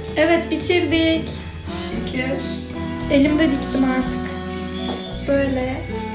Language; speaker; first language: Turkish; native; Turkish